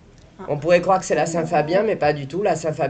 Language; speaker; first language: French; native; French